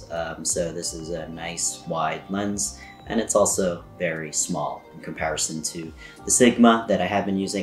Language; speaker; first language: English; native; English